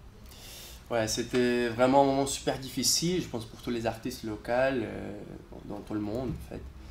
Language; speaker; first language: French; non-native, fluent; Portuguese